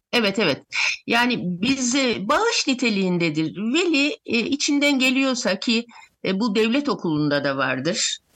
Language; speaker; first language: Turkish; native; Turkish